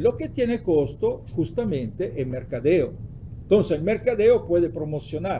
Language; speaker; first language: Spanish; non-native, fluent; Italian